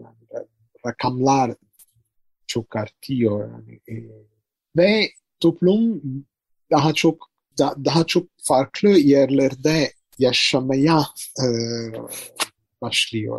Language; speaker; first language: Turkish; non-native, fluent; Italian